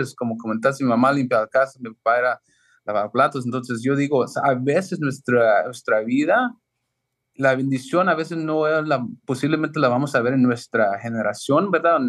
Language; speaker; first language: Spanish; early bilingual, heritage; Spanish